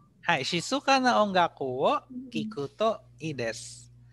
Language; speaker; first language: Japanese; non-native, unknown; Filipino